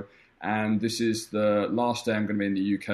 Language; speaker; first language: English; native; English